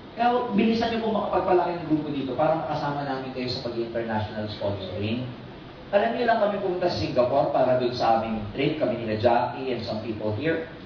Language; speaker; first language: Filipino; native; Filipino